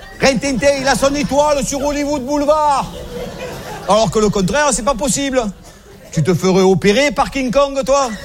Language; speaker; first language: French; native; French